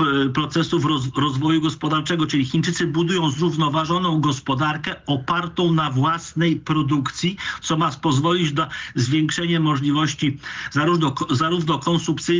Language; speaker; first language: Polish; native; Polish